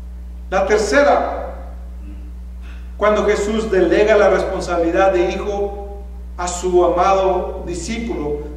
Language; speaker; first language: Spanish; native; Spanish